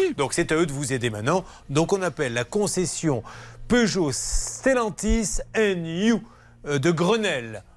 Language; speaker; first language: French; native; French